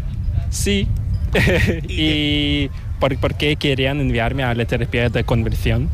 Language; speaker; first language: Spanish; non-native, fluent; Korean